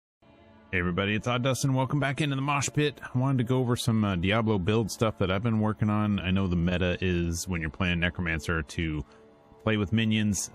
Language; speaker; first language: English; native; English